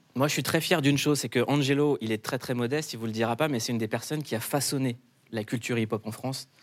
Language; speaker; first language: French; native; French